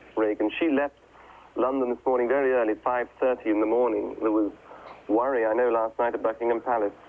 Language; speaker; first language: English; native; English